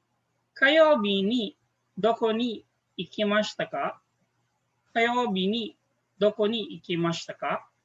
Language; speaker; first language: Japanese; non-native, fluent; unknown